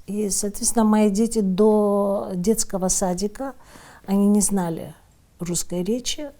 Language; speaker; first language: Russian; non-native, local second language; Crimean Tatar